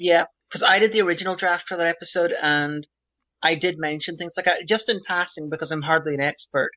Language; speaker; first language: English; native; English